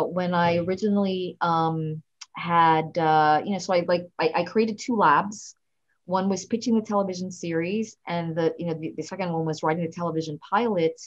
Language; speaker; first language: English; native; English